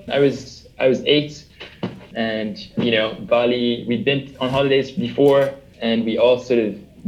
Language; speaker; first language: English; early bilingual, other home language; French